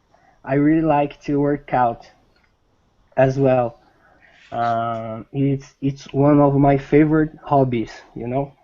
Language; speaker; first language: English; non-native, learner; Portuguese